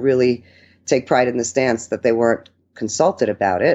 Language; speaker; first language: English; early bilingual, other home language; Italian